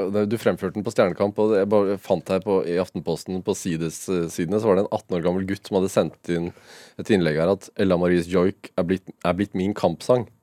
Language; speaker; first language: Norwegian; native; Norwegian